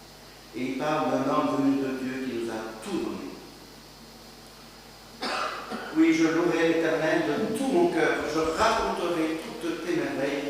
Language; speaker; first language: French; native; French